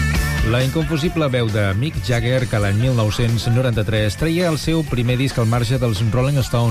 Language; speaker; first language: Catalan; native; Catalan